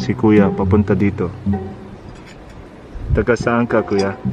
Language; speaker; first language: Filipino; non-native, learner; Arabic